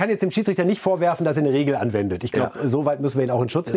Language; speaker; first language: German; native; German